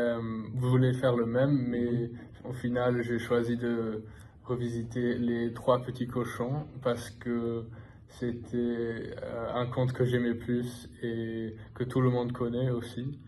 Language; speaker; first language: French; non-native, fluent; English